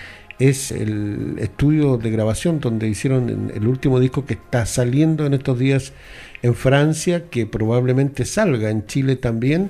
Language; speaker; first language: Spanish; native; Spanish